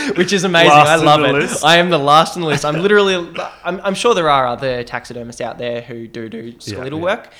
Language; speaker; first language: English; native; English